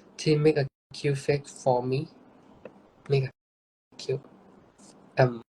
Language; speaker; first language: English; non-native, learner; Thai